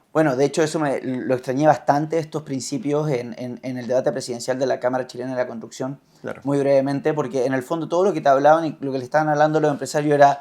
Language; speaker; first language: Spanish; native; Spanish